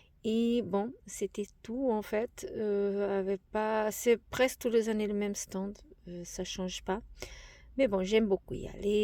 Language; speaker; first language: French; non-native, fluent; Portuguese